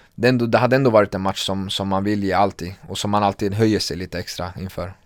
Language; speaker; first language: Swedish; early bilingual, other home language; Kurdish